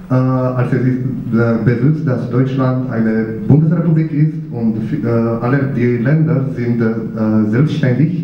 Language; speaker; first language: German; non-native, learner; Romanian